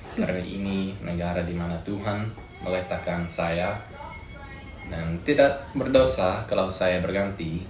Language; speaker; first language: Indonesian; non-native, fluent; English